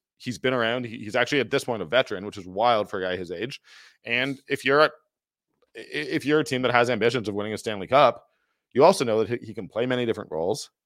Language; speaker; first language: English; native; English